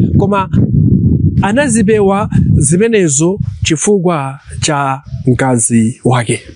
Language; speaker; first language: Nyanja; non-native, local second language; Tumbuka